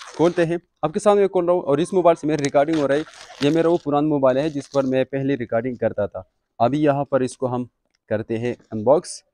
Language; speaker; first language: Urdu; non-native, local second language; Pashto